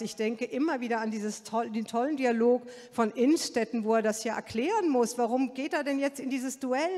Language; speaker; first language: German; native; German